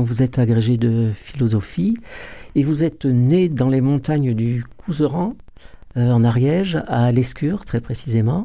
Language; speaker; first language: French; native; French